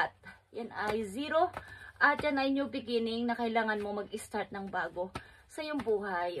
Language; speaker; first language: Filipino; native; Filipino